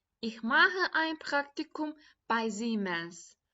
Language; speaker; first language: German; non-native, fluent; Turkish